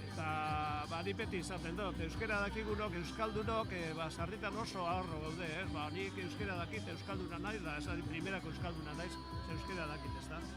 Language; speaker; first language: Basque; native; Basque